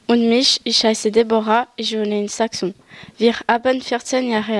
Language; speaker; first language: German; non-native, learner; French